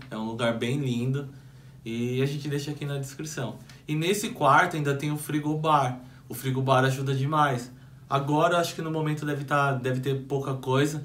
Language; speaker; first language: Portuguese; native; Portuguese